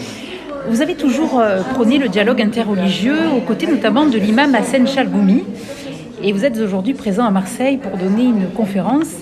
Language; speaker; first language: French; native; French